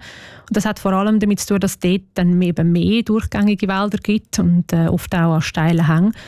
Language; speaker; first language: German; native; German